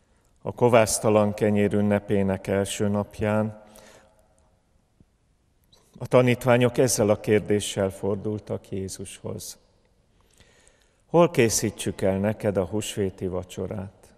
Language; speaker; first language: Hungarian; native; Hungarian